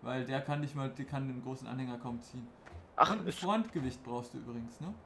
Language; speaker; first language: German; native; German